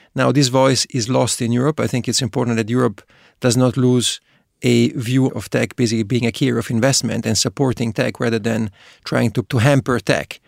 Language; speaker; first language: English; non-native, fluent; Italian